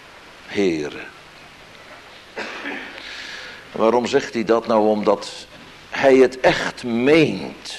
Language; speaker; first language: Dutch; native; Dutch